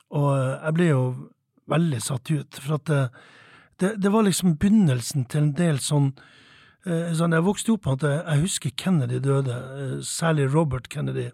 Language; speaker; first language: Norwegian; native; Norwegian